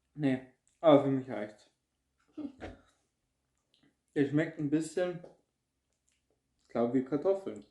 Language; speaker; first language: German; native; German